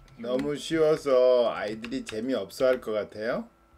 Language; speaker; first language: Korean; native; Korean